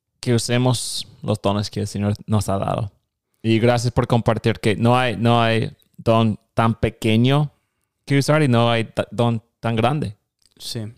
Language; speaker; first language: Spanish; non-native, fluent; English